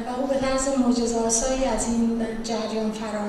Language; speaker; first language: Persian; native; Persian